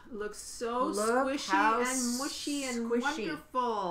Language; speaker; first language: English; native; English